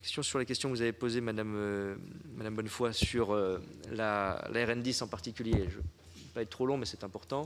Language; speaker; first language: French; native; French